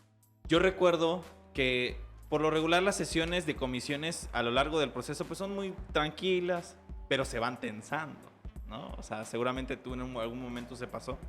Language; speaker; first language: Spanish; native; Spanish